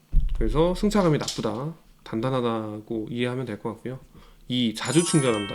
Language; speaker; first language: Korean; native; Korean